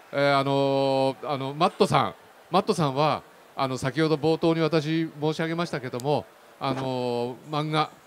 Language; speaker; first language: Japanese; native; Japanese